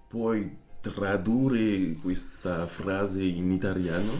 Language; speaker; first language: Italian; non-native, learner; Haitian Creole